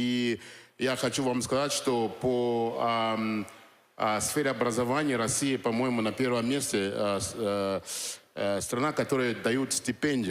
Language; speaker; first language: Russian; non-native, fluent; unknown